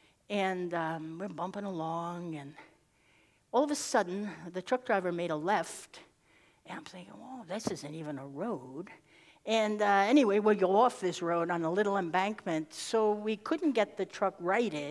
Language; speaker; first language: English; native; English